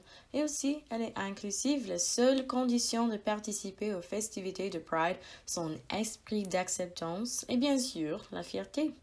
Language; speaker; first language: French; non-native, learner; English